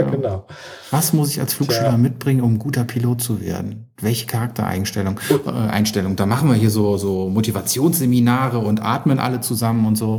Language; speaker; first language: German; native; German